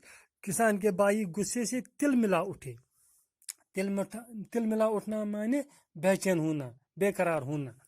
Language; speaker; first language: Hindi; non-native, local second language; Kashmiri